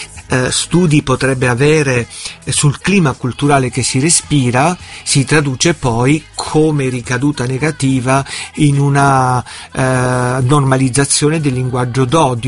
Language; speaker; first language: Italian; native; Italian